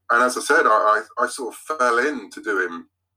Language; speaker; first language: English; native; English